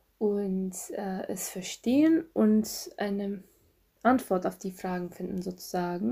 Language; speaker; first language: German; non-native, fluent; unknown